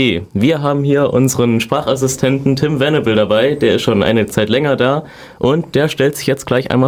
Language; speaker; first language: German; native; German